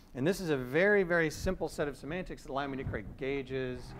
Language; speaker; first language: English; native; English